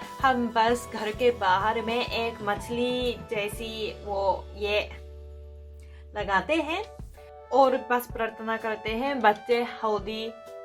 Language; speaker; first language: Hindi; non-native, fluent; Japanese